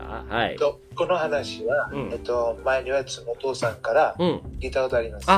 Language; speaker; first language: Japanese; non-native, learner; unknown